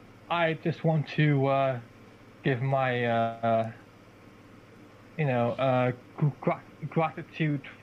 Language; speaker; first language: English; native; English